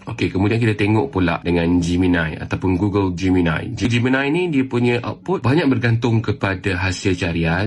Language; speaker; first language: Malay; native; Malay